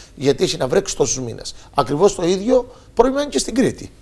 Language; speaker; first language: Greek; native; Greek